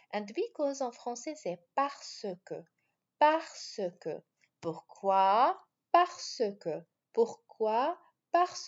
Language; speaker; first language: French; non-native, fluent; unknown